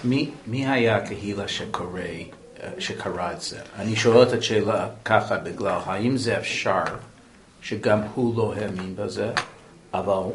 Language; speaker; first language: Hebrew; non-native, fluent; English